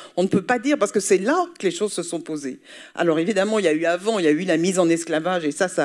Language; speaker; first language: French; native; French